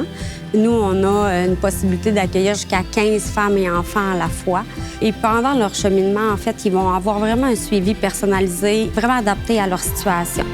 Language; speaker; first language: French; native; French